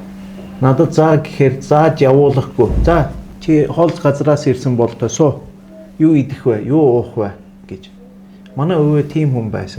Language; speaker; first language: Mongolian; non-native, fluent; Turkish